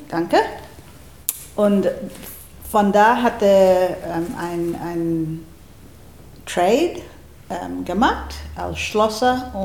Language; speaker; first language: German; early bilingual, heritage; German